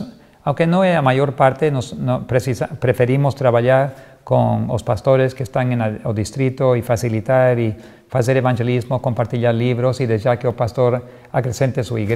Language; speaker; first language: Portuguese; non-native, fluent; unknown